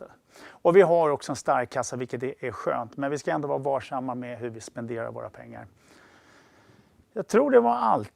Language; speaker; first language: Swedish; native; Swedish